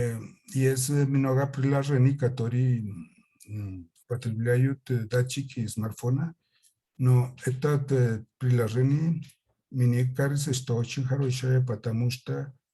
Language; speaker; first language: Russian; non-native, fluent; Spanish